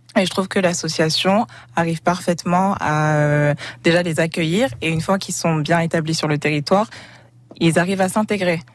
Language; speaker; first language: French; non-native, local second language; Wolof